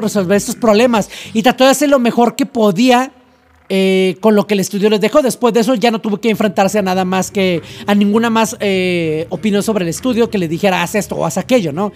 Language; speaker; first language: Spanish; native; Spanish